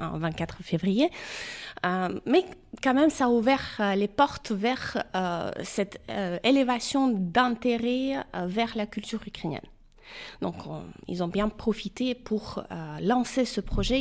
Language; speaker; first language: French; non-native, fluent; Ukrainian